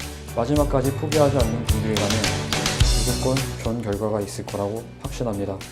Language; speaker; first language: Korean; native; Korean